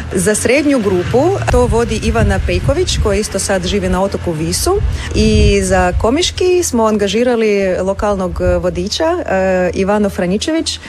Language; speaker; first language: Croatian; non-native, fluent; Russian